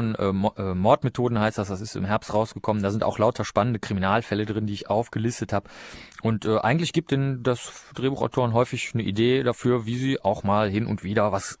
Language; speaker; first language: German; native; German